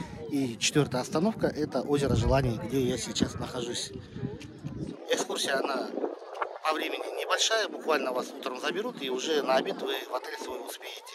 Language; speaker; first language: Russian; native; Russian